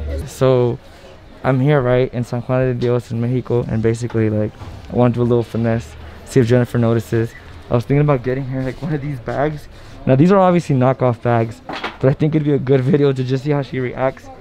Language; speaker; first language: English; early bilingual, other home language; Spanish